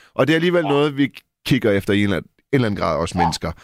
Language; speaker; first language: Danish; native; Danish